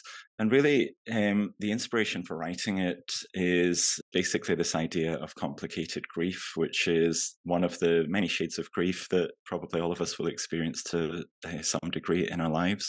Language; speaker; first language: English; native; English